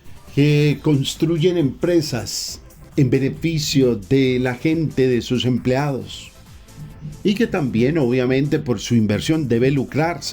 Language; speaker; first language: Spanish; native; Spanish